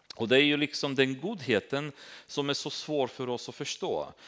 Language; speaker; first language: Swedish; non-native, fluent; Romanian